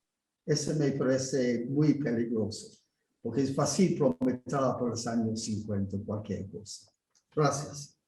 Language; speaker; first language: Spanish; non-native, fluent; English